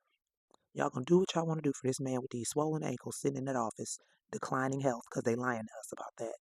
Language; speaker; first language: English; native; English